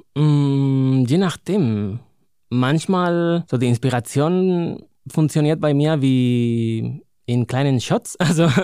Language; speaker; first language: German; non-native, fluent; Spanish